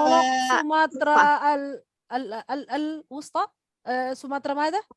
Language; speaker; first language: Arabic; non-native, fluent; Indonesian